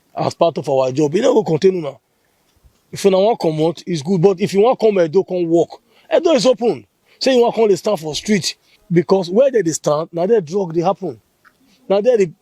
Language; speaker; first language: Nigerian Pidgin; non-native, local second language; Bini